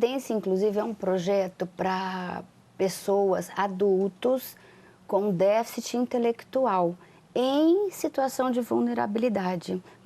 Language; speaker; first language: Portuguese; native; Portuguese